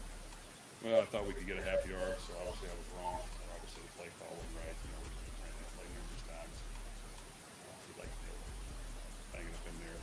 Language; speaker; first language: English; native; English